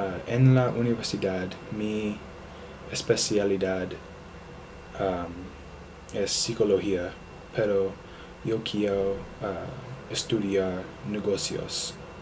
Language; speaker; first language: Spanish; non-native, learner; English